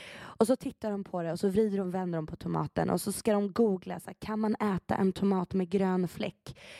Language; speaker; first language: Swedish; early bilingual, other home language; Persian